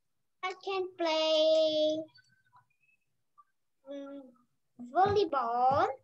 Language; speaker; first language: English; non-native, learner; Vietnamese